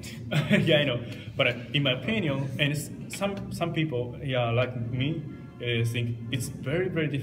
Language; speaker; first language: English; non-native, learner; Japanese